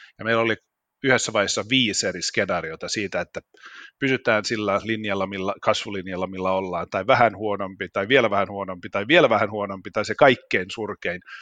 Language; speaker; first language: Finnish; non-native, local second language; Swedish